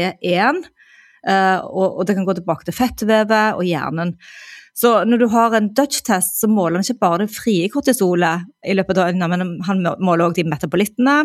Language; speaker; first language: Norwegian; native; Norwegian